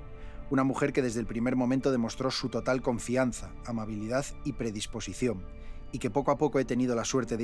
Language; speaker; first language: Spanish; native; Spanish